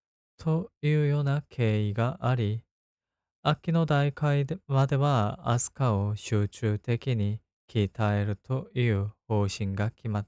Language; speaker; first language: Japanese; non-native, learner; Korean